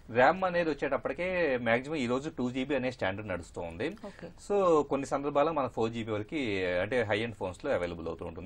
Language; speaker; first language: Telugu; native; Telugu